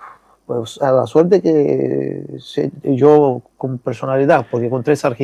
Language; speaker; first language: Spanish; non-native, fluent; Portuguese